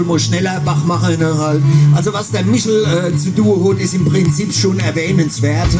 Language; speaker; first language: German; native; German